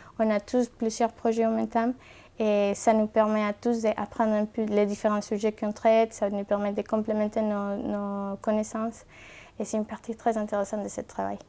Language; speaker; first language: French; non-native, fluent; Spanish